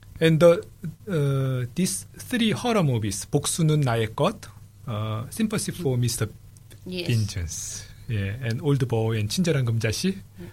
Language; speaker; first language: English; non-native, fluent; Korean